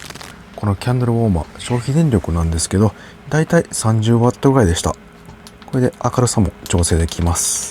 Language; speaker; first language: Japanese; native; Japanese